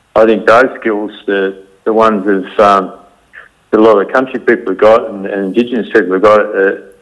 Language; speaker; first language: English; native; English